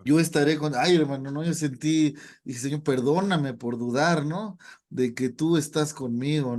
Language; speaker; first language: Spanish; native; Spanish